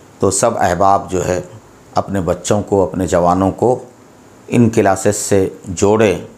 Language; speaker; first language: Urdu; native; Urdu